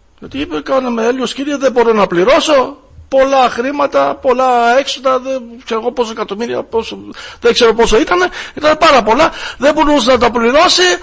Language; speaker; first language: Greek; non-native, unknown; German